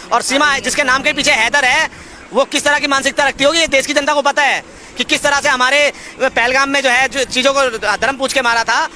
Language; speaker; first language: Hindi; native; Hindi